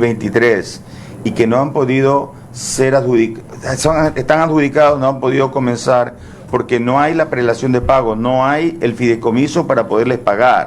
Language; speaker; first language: Spanish; native; Spanish